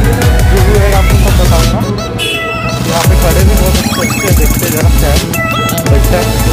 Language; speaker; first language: Hindi; native; Hindi